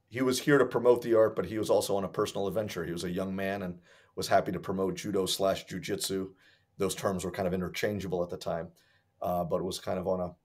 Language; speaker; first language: English; native; English